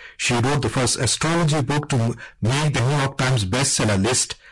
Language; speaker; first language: English; non-native, local second language; Bangla